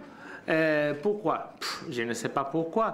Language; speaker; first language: French; non-native, learner; Spanish